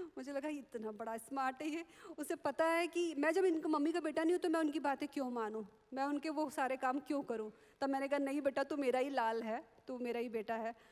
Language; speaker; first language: Hindi; non-native, local second language; Marathi